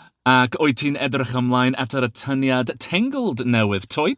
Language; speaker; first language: Welsh; non-native, learner; English